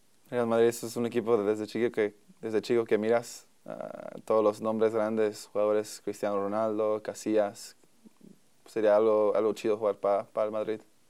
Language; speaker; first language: Spanish; early bilingual, heritage; Spanish